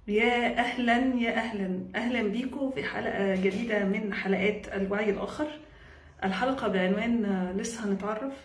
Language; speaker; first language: Arabic; native; Arabic